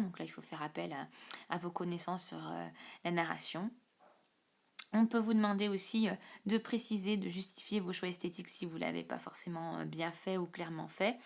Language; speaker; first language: French; native; French